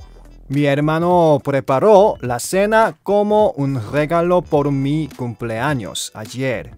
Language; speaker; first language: Spanish; non-native, fluent; Korean